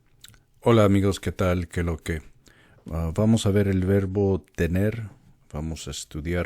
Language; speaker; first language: Spanish; early bilingual, heritage; Spanish